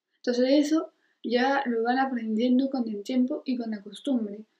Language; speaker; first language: Spanish; non-native, fluent; French